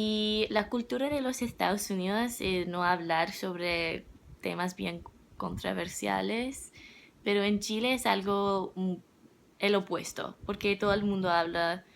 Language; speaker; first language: Spanish; non-native, learner; English